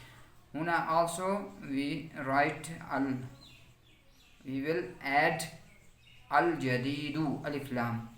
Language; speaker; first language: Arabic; non-native, fluent; Urdu